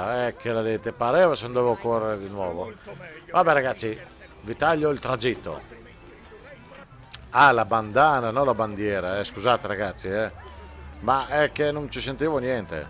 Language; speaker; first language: Italian; native; Italian